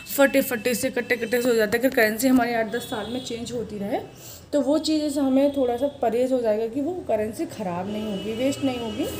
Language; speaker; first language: Hindi; native; Hindi